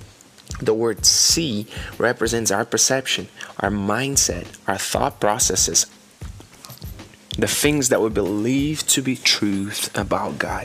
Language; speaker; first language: English; non-native, fluent; Portuguese